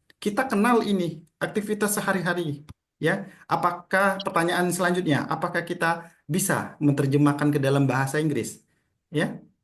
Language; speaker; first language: Indonesian; native; Indonesian